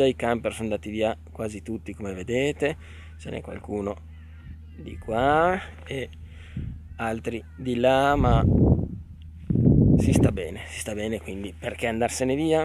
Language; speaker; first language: Italian; native; Italian